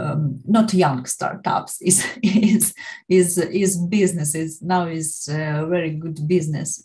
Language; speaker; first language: English; non-native, learner; Ukrainian